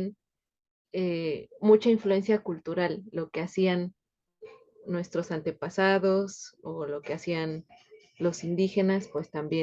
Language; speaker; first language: Spanish; native; Spanish